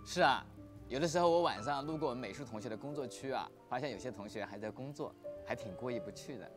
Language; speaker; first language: Chinese; native; Chinese